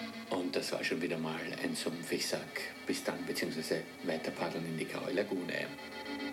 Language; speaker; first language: German; native; German